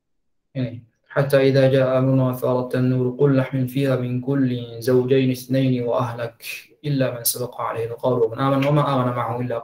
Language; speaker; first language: Arabic; non-native, fluent; Indonesian